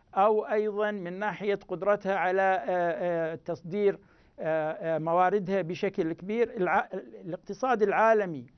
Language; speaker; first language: Arabic; native; Arabic